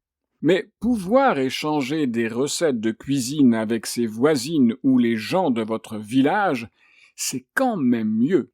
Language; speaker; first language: French; native; French